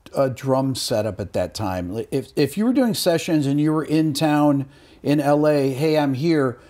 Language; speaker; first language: English; native; English